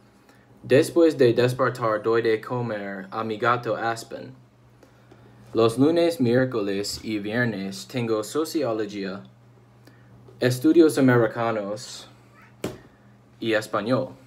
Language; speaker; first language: Spanish; non-native, learner; English